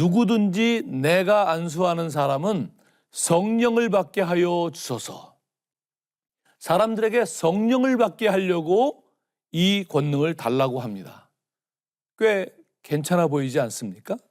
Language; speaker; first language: Korean; native; Korean